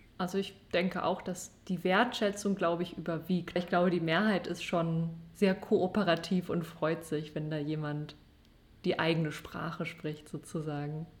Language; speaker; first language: German; native; German